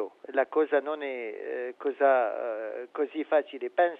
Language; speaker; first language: Italian; non-native, fluent; Arabic